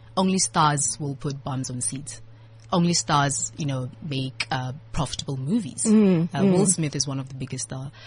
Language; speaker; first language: English; non-native, local second language; Southern Sotho